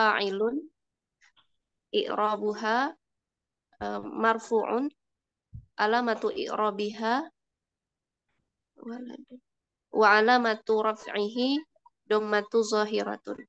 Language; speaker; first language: Arabic; non-native, learner; Indonesian